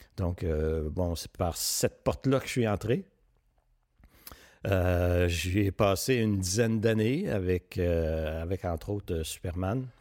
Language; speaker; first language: French; native; French